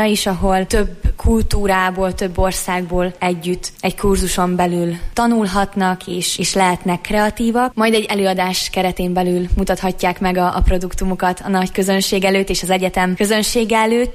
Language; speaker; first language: Hungarian; native; Hungarian